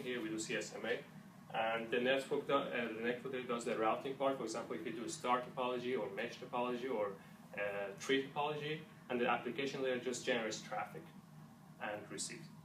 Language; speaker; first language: English; non-native, fluent; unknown